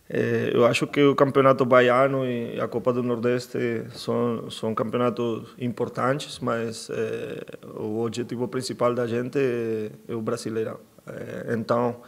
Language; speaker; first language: Portuguese; non-native, fluent; Spanish